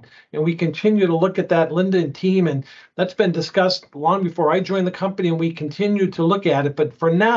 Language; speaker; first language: English; native; English